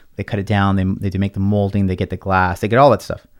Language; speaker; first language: English; early bilingual, other home language; Spanish